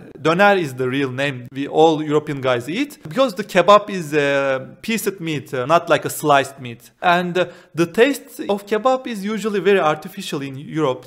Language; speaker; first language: English; non-native, fluent; Turkish